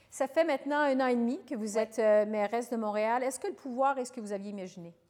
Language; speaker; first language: French; native; French